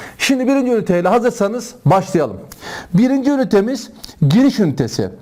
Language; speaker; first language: Turkish; native; Turkish